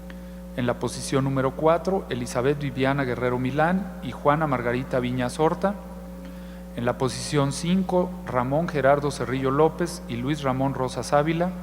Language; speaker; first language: Spanish; native; Spanish